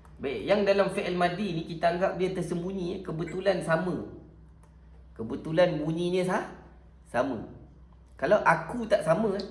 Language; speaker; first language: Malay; native; Malay